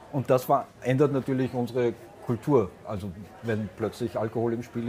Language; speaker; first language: German; native; German